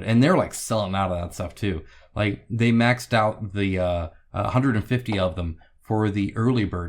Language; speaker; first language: English; native; English